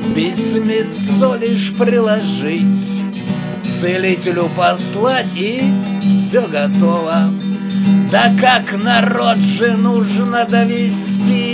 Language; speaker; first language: Russian; native; Russian